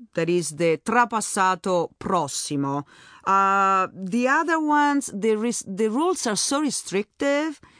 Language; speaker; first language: English; non-native, fluent; Italian